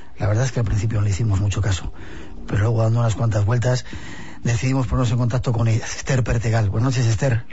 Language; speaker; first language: Spanish; native; Spanish